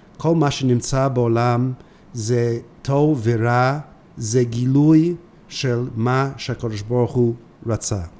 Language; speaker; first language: Hebrew; non-native, fluent; English